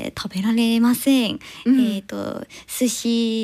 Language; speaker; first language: Japanese; non-native, learner; English